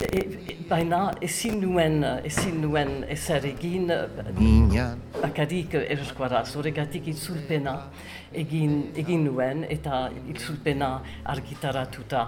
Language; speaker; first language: Basque; non-native, learner; English